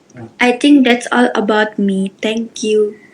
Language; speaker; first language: English; non-native, learner; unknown